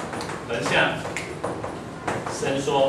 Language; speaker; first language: Chinese; native; Chinese